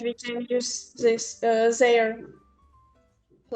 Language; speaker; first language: English; non-native, local second language; Ukrainian